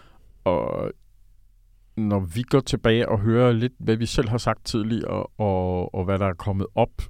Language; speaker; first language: Danish; native; Danish